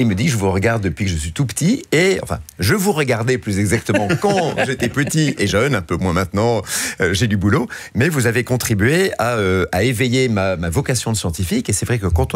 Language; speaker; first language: French; native; French